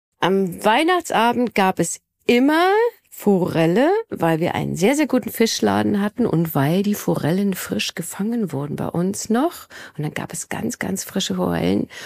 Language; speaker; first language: German; native; German